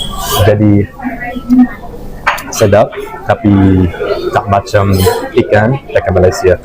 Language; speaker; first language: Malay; non-native, fluent; English